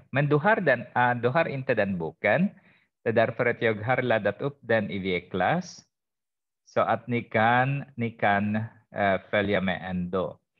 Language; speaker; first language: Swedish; non-native, fluent; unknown